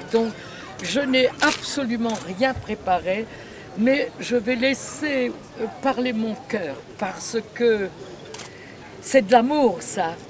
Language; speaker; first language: French; native; French